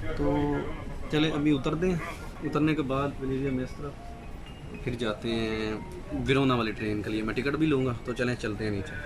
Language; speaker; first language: Urdu; non-native, local second language; Punjabi